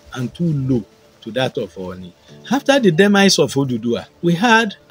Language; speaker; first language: English; non-native, local second language; Yoruba